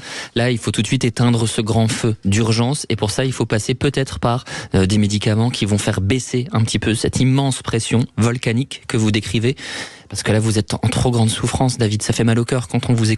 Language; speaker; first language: French; native; French